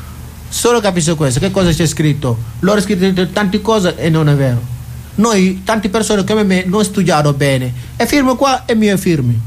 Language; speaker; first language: Italian; non-native, learner; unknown